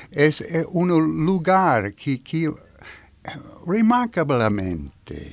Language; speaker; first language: Spanish; non-native, learner; French